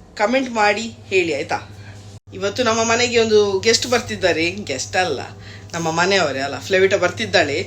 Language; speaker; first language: Kannada; non-native, local second language; Tulu